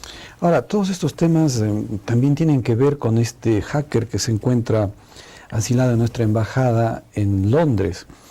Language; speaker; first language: Spanish; native; Spanish